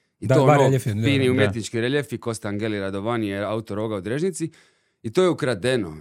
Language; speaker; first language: Serbian; native; Serbian